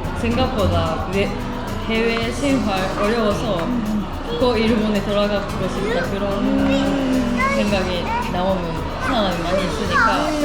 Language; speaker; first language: Korean; non-native, learner; Japanese